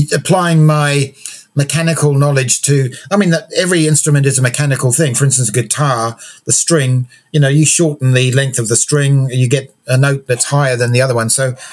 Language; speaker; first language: English; native; English